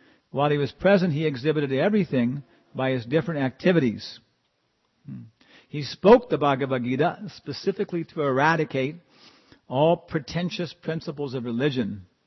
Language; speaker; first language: English; native; English